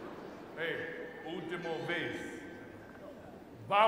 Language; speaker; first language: Spanish; non-native, learner; English